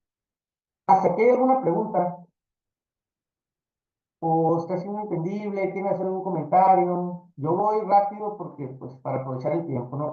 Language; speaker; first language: Spanish; native; Spanish